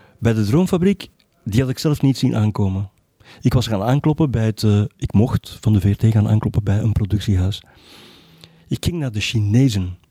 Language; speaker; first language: Dutch; native; Dutch